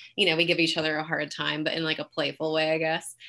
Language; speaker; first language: English; native; English